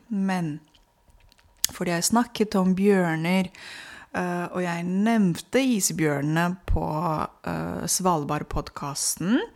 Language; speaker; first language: Norwegian; non-native, fluent; Romanian